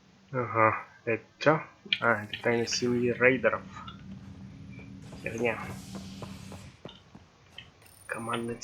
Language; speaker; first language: Russian; native; Russian